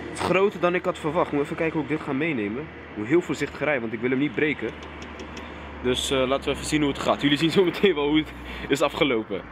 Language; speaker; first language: Dutch; early bilingual, other home language; Riffian